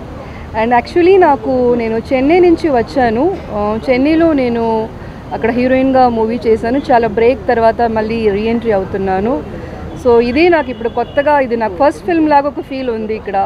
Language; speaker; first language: Telugu; non-native, local second language; Tamil